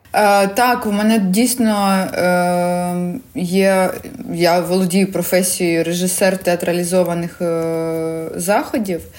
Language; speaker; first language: Ukrainian; non-native, local second language; Russian